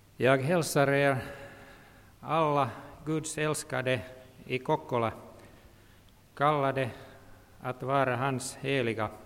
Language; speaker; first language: Swedish; non-native, local second language; Finnish